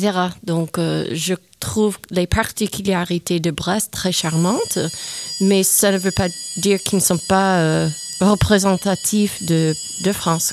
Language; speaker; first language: French; non-native, fluent; English